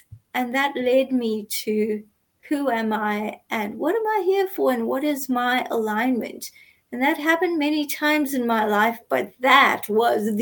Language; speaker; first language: English; native; English